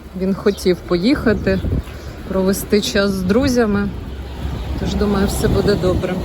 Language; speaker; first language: Ukrainian; non-native, local second language; Russian